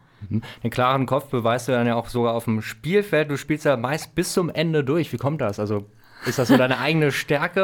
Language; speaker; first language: German; native; German